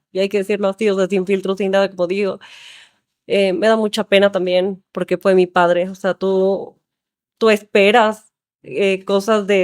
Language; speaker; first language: Spanish; native; Spanish